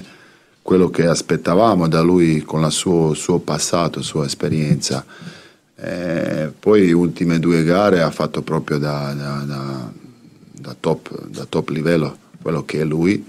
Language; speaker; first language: Italian; non-native, fluent; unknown